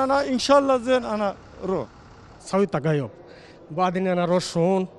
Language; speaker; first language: Arabic; non-native, learner; Bangla